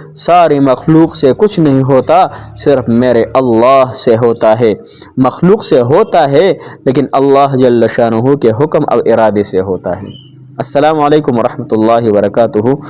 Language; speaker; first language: Urdu; non-native, local second language; Pashto